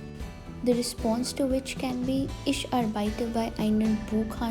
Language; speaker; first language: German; non-native, fluent; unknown